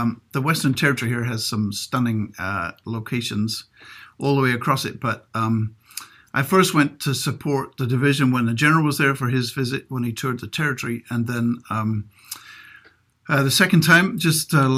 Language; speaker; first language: English; native; English